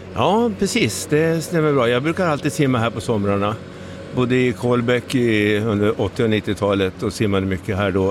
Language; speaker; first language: Swedish; native; Swedish